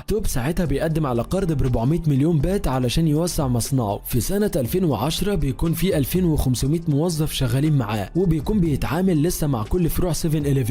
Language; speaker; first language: Arabic; native; Arabic